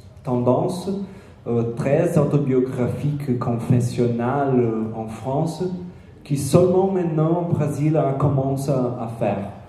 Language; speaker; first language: French; non-native, learner; Portuguese